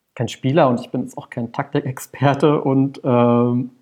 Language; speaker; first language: German; native; German